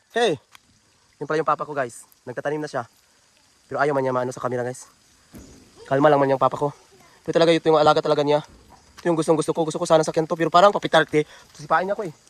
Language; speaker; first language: Filipino; non-native, local second language; Cebuano